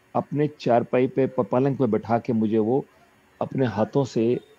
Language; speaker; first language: Hindi; native; Hindi